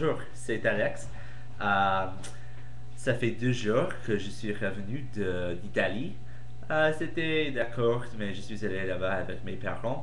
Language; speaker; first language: French; non-native, fluent; English